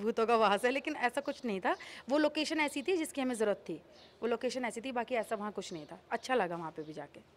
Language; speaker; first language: Hindi; native; Hindi